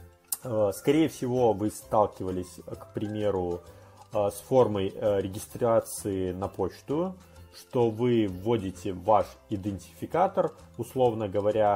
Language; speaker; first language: Russian; native; Russian